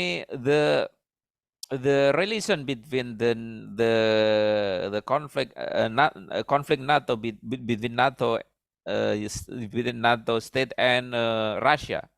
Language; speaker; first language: English; non-native, learner; Indonesian